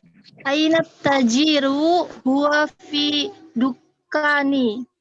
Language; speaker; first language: Arabic; non-native, learner; Indonesian